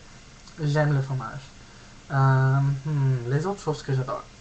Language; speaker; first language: French; non-native, learner; English